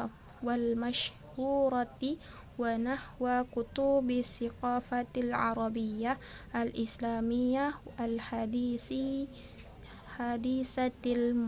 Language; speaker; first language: Arabic; non-native, learner; Indonesian